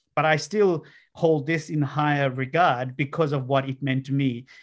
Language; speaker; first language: English; non-native, local second language; Sinhala